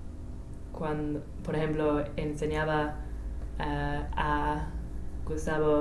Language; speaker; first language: Spanish; non-native, learner; English